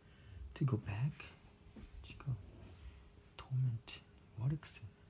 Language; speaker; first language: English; non-native, fluent; Japanese